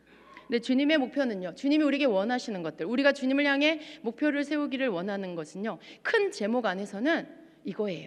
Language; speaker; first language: Korean; native; Korean